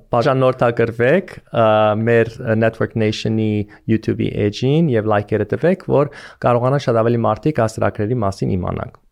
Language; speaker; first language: Armenian; early bilingual, heritage; Armenian